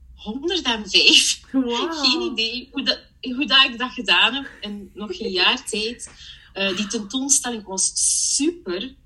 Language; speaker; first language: Dutch; early bilingual, other home language; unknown